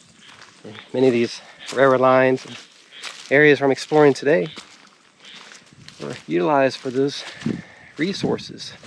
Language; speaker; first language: English; native; English